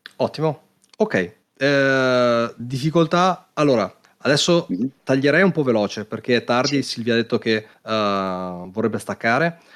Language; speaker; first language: Italian; native; Italian